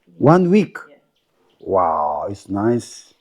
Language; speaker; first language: English; non-native, learner; Korean